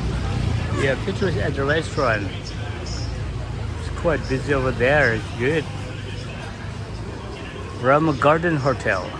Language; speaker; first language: English; non-native, local second language; Indonesian